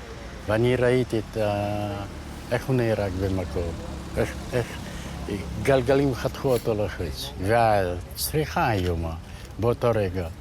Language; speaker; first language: Hebrew; non-native, fluent; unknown